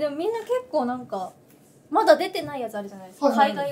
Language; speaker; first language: Japanese; native; Japanese